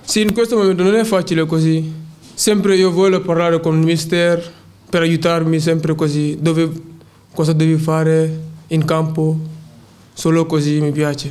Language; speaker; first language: Italian; non-native, learner; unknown